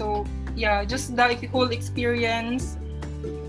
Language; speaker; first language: English; non-native, local second language; Cebuano